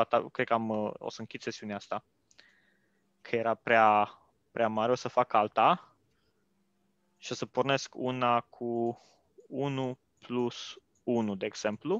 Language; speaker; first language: Romanian; native; Romanian